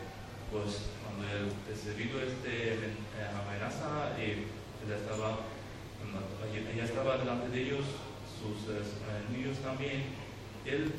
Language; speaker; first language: Spanish; non-native, learner; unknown